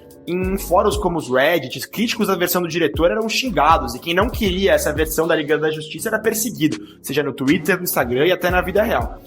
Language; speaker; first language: Portuguese; native; Portuguese